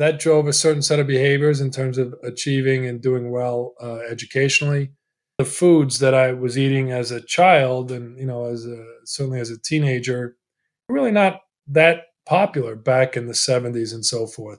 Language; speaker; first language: English; early bilingual, other home language; Italian